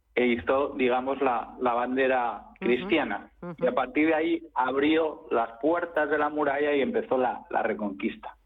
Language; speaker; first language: Spanish; native; Spanish